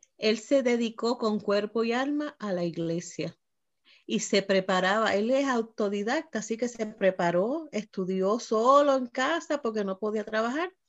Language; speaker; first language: Spanish; native; Spanish